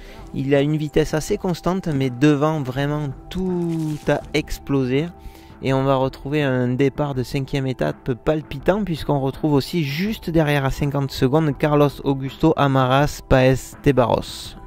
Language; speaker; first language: French; native; French